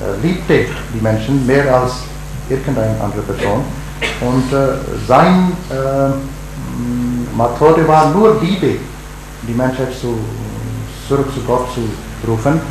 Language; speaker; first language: German; non-native, learner; Urdu